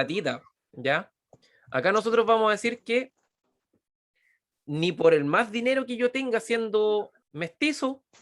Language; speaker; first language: Spanish; native; Spanish